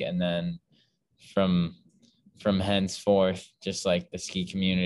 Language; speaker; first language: English; native; English